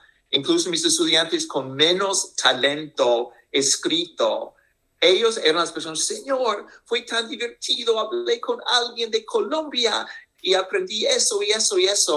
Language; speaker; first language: Spanish; non-native, fluent; English